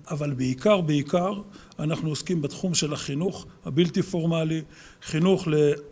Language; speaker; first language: Hebrew; native; Hebrew